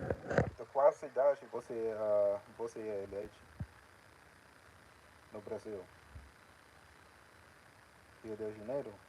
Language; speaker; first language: Portuguese; non-native, fluent; English